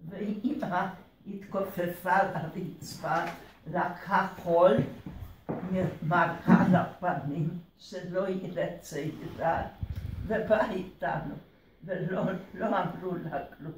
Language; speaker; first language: Hebrew; early bilingual, other home language; Hungarian